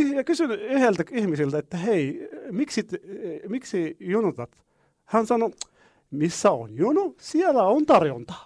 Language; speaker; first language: Finnish; non-native, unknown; Arabic